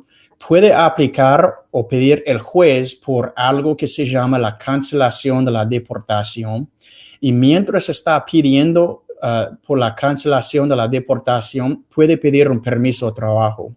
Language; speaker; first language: Spanish; non-native, fluent; English